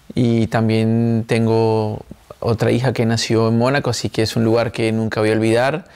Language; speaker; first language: Spanish; native; Spanish